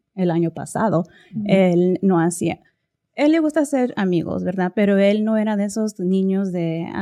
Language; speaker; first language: Spanish; early bilingual, heritage; Spanish